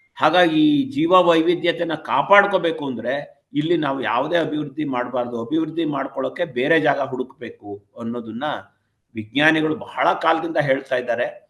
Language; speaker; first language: Kannada; non-native, local second language; Tamil